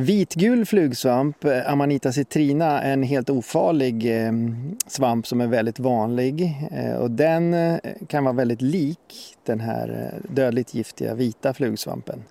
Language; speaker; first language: Swedish; native; Swedish